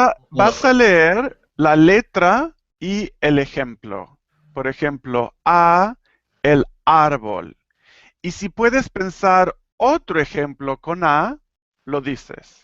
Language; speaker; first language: Spanish; native; Spanish